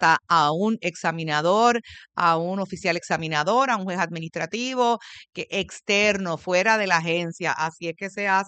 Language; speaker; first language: Spanish; native; Spanish